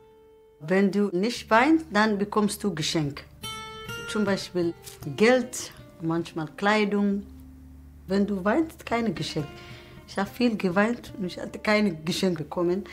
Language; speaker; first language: German; non-native, learner; Somali